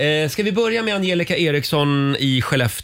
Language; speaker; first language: Swedish; native; Swedish